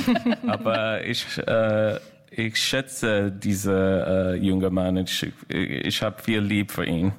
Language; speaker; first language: German; non-native, learner; English